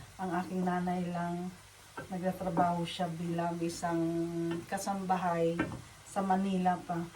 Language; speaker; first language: Filipino; non-native, local second language; Waray